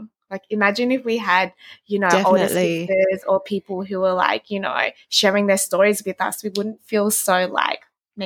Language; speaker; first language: English; non-native, local second language; Vietnamese